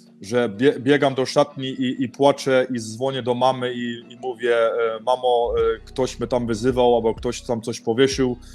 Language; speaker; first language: Polish; early bilingual, heritage; Polish